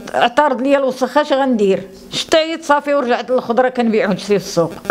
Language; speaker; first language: Arabic; native; Arabic